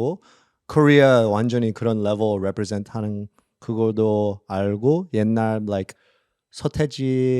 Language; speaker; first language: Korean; early bilingual, heritage; English